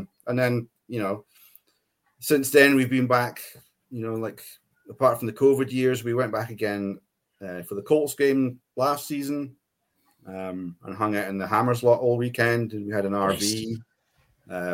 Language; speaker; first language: English; native; English